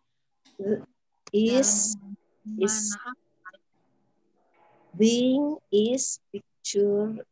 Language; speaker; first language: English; non-native, learner; Indonesian